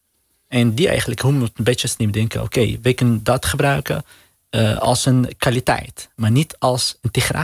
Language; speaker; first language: Dutch; non-native, learner; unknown